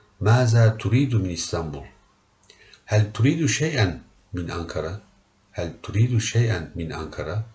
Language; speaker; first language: Arabic; non-native, learner; Turkish